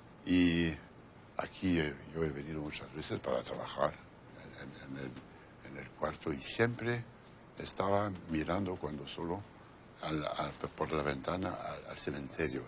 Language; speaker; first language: Spanish; non-native, fluent; French